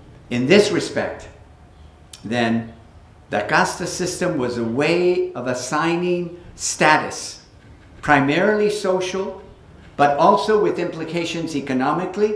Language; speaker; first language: English; early bilingual, other home language; Spanish